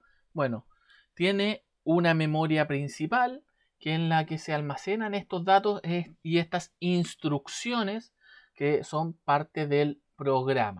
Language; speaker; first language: Spanish; native; Spanish